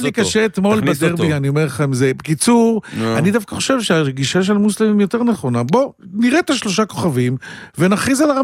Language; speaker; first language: Hebrew; native; Hebrew